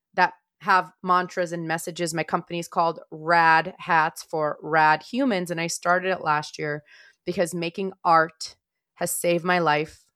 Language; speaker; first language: English; non-native, fluent; Romanian